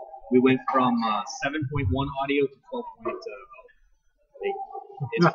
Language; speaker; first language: English; native; English